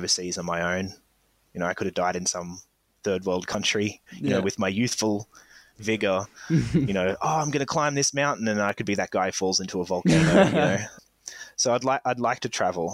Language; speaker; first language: English; native; English